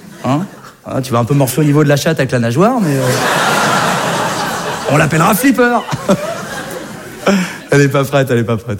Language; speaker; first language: French; native; French